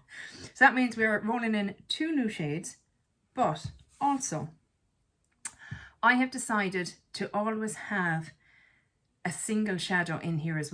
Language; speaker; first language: English; native; English